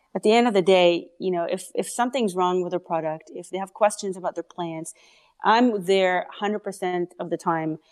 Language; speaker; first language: English; native; English